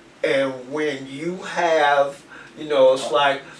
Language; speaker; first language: English; native; English